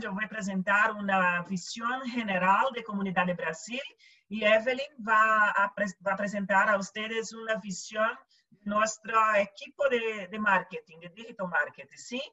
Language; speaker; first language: Spanish; non-native, local second language; Portuguese